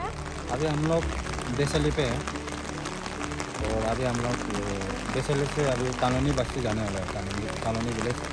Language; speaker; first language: Hindi; non-native, local second language; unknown